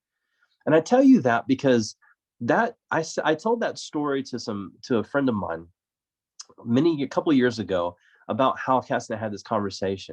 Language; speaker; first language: English; native; English